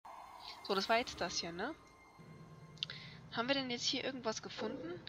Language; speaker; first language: German; native; German